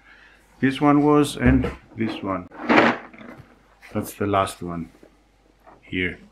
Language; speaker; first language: English; non-native, fluent; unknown